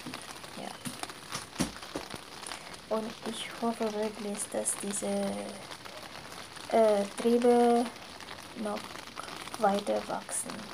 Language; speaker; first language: German; non-native, fluent; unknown